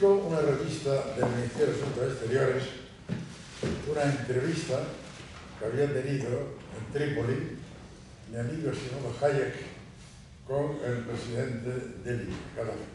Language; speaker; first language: Spanish; native; Spanish